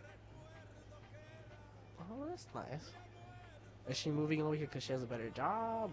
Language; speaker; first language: English; early bilingual, other home language; Spanish